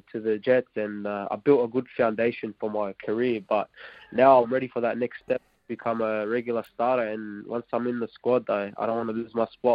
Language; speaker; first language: English; non-native, local second language; Arabic